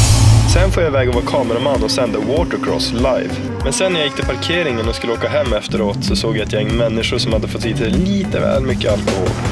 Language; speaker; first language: Swedish; native; Swedish